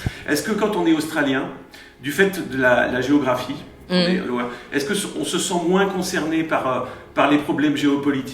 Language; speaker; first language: French; native; French